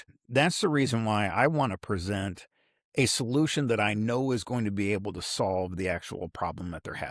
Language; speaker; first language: English; native; English